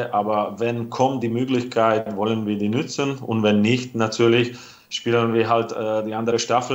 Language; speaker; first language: German; non-native, fluent; Slovak